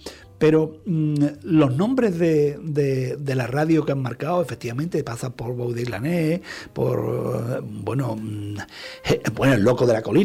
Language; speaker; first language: Spanish; native; Spanish